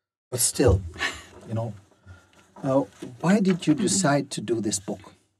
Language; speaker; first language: English; non-native, fluent; German